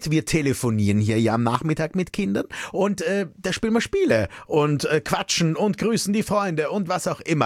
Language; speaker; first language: German; native; German